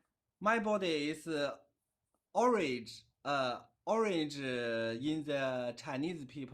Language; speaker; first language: English; non-native, learner; Chinese